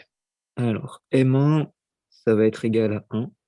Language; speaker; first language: French; native; French